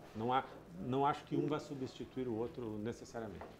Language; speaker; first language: Portuguese; native; Portuguese